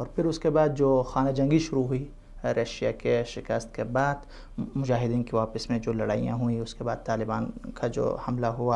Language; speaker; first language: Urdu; non-native, fluent; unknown